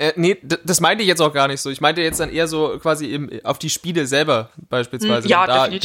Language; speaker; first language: German; native; German